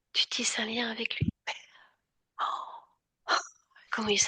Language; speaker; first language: French; native; French